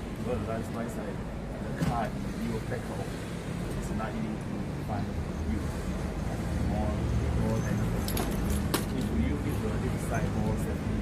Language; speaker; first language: English; non-native, learner; Chinese